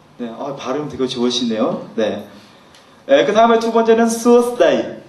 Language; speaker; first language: Korean; non-native, fluent; Khmer